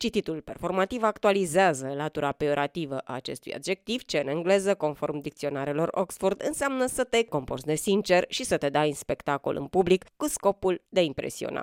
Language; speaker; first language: Romanian; native; Romanian